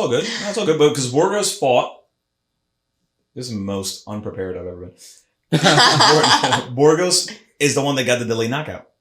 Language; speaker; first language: English; native; English